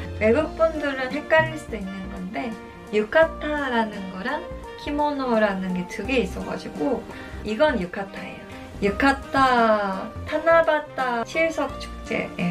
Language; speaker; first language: Korean; non-native, fluent; Japanese